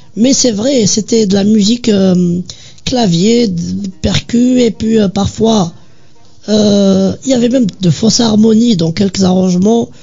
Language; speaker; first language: French; non-native, local second language; Kabyle